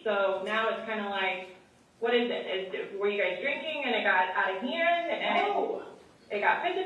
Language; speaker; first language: English; native; English